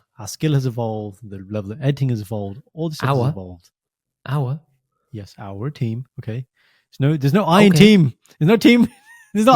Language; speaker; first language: English; early bilingual, other home language; Punjabi